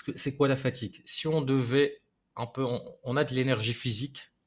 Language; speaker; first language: French; non-native, local second language; Arabic